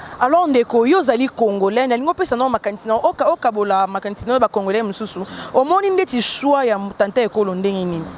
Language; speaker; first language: Lingala; native; Lingala